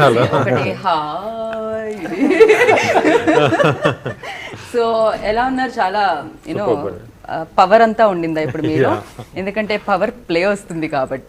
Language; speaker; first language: Telugu; native; Telugu